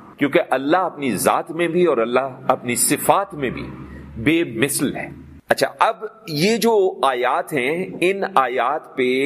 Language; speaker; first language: Urdu; non-native, local second language; Punjabi